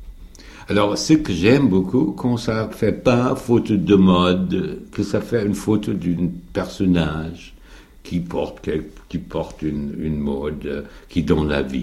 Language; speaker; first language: French; non-native, fluent; German